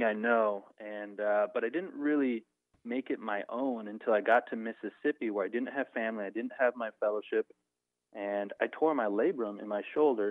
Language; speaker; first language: English; native; English